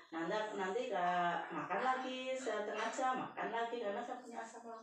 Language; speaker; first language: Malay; non-native, local second language; Javanese